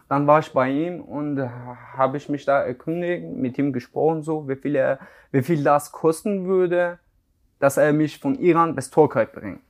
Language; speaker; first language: German; non-native, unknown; Persian